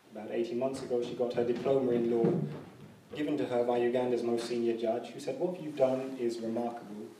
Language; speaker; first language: English; native; English